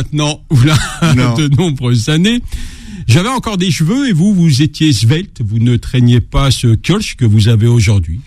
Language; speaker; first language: French; native; French